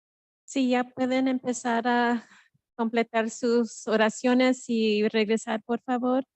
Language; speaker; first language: Spanish; early bilingual, heritage; Spanish